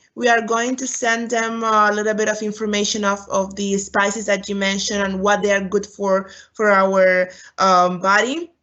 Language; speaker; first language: English; non-native, fluent; Romanian